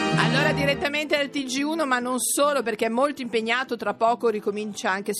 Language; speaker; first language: Italian; native; Italian